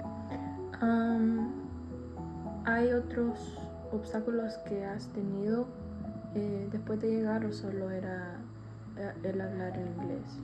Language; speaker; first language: Spanish; early bilingual, heritage; Spanish